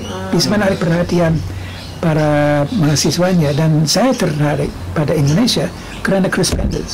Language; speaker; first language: Indonesian; non-native, fluent; English